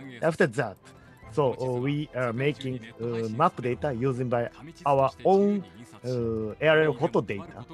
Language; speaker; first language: English; non-native, learner; Japanese